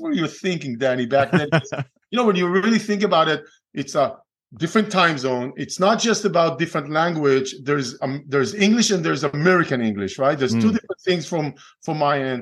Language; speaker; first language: English; non-native, fluent; Hebrew